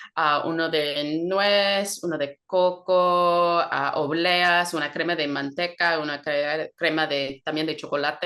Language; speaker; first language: Spanish; non-native, fluent; English